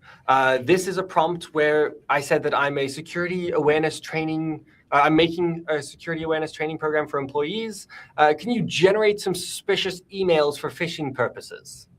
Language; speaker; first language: English; native; English